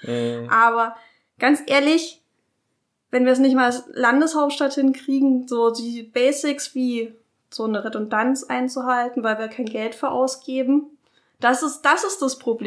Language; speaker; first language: German; native; German